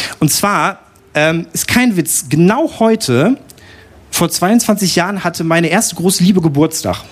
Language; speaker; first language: German; native; German